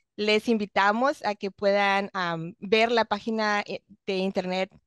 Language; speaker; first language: English; non-native, fluent; Spanish